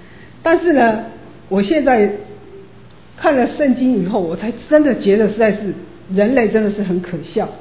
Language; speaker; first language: Chinese; native; Chinese